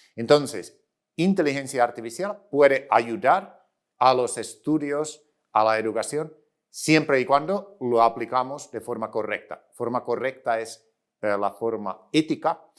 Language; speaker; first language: Spanish; non-native, fluent; Finnish